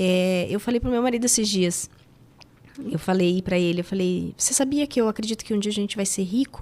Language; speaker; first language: Portuguese; native; Portuguese